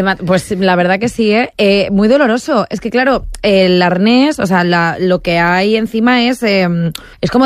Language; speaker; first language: Spanish; native; Spanish